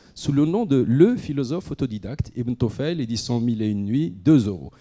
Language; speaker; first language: French; non-native, local second language; Arabic